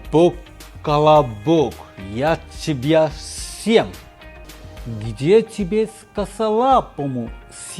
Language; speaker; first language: Russian; non-native, fluent; Hindi